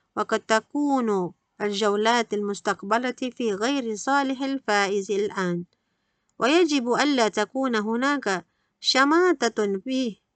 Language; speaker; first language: Arabic; non-native, fluent; Malay